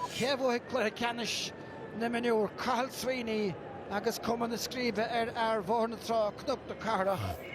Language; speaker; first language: Irish; native; Irish